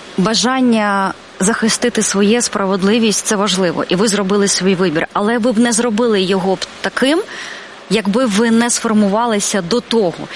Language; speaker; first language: Ukrainian; native; Ukrainian